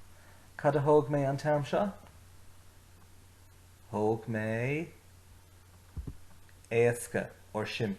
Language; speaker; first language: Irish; non-native, local second language; English